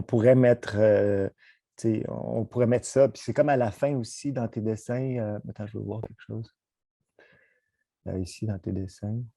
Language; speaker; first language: French; native; French